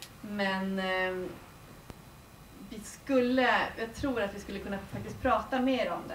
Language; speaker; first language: Swedish; native; Swedish